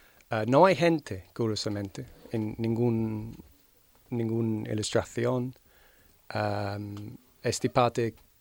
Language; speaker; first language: Spanish; non-native, fluent; English